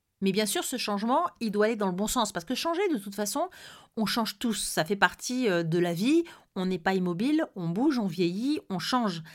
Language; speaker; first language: French; native; French